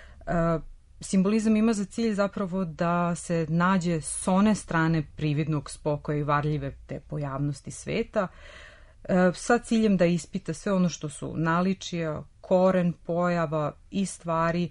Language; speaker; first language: Serbian; native; Serbian